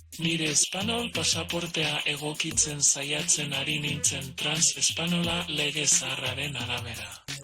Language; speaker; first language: Basque; non-native, learner; Spanish